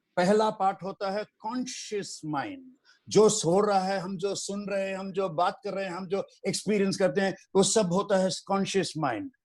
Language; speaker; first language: Hindi; non-native, local second language; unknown